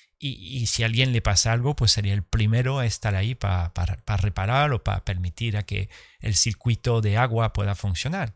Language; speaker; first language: Spanish; early bilingual, heritage; Spanish